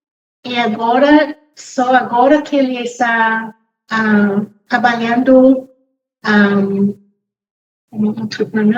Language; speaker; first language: Portuguese; non-native, fluent; English